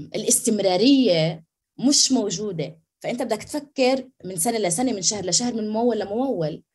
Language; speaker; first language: Arabic; native; Arabic